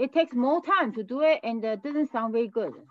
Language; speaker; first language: English; non-native, learner; French